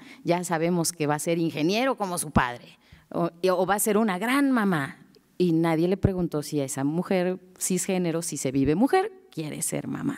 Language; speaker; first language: Spanish; native; Spanish